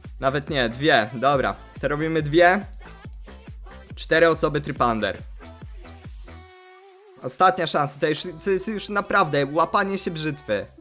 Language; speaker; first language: Polish; native; Polish